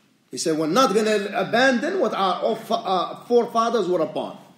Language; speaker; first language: English; native; English